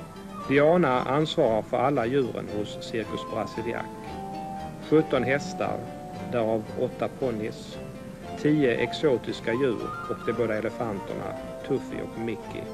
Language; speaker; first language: Swedish; native; Swedish